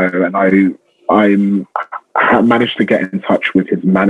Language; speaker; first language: English; native; English